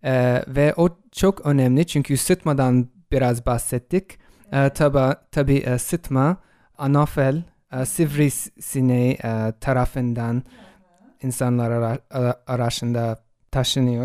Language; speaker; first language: Turkish; non-native, fluent; English